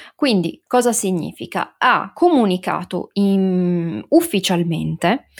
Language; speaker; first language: Italian; native; Italian